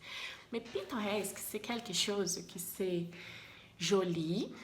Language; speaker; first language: French; non-native, fluent; Portuguese